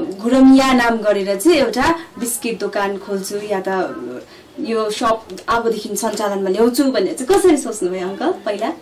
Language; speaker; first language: Nepali; native; Nepali